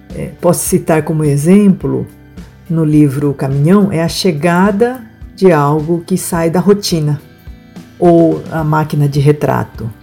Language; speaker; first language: Portuguese; non-native, local second language; Japanese